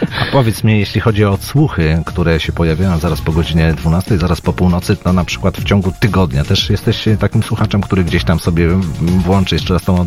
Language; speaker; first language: Polish; native; Polish